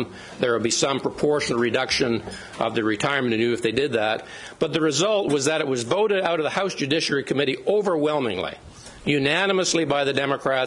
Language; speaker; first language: English; native; English